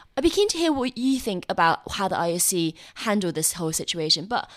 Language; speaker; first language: English; non-native, fluent; Chinese